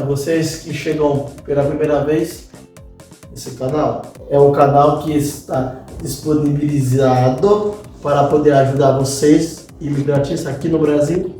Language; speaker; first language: Portuguese; non-native, fluent; Haitian Creole